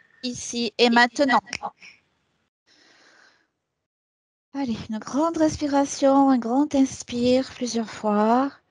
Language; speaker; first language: French; native; French